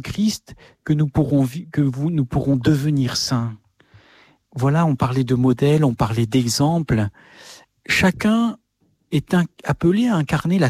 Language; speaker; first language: French; native; French